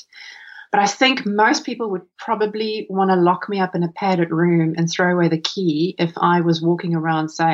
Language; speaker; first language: English; non-native, local second language; Afrikaans